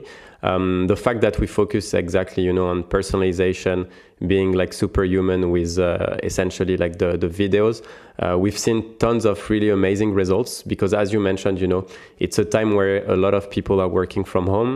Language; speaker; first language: English; non-native, fluent; French